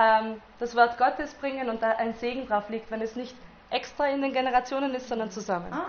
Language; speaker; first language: German; native; German